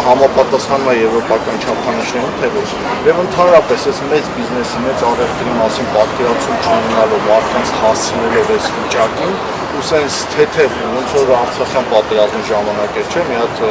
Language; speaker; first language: Armenian; native; Armenian